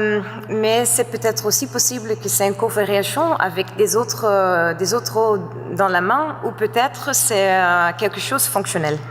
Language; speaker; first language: French; non-native, fluent; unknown